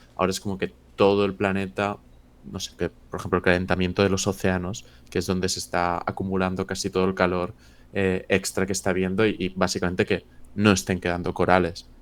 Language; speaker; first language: Spanish; native; Spanish